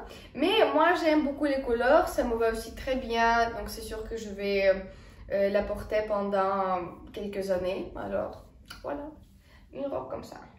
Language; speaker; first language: French; non-native, fluent; Estonian